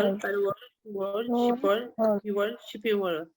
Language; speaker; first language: Korean; non-native, learner; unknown